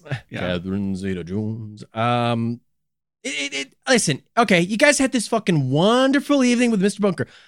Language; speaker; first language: English; native; English